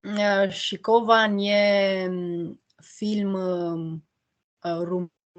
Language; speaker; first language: Albanian; non-native, learner; Romanian